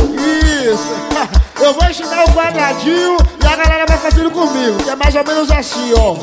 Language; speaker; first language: Portuguese; native; Portuguese